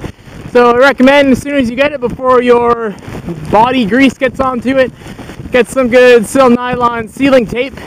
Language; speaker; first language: English; native; English